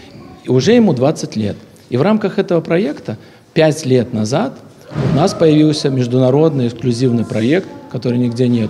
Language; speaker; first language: Russian; native; Russian